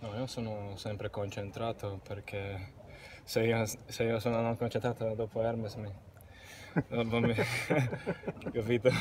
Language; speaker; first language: Italian; non-native, learner; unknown